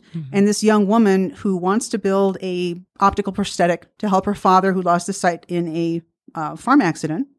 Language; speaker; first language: English; native; English